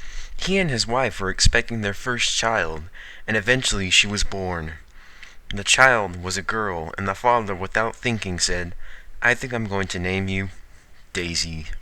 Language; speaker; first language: English; native; English